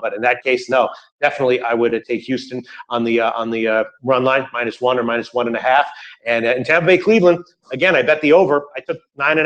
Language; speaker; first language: English; native; English